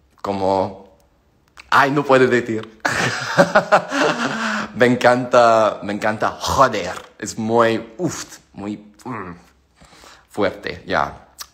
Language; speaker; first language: Spanish; non-native, learner; English